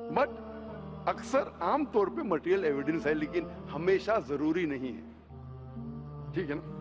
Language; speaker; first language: Hindi; non-native, local second language; Konkani